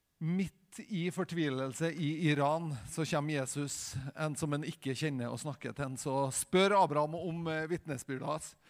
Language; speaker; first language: Norwegian; native; Norwegian